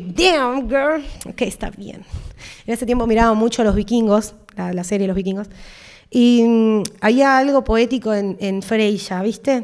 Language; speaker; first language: Spanish; native; Spanish